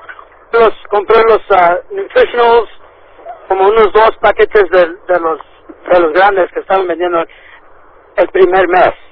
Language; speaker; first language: Spanish; early bilingual, heritage; Spanish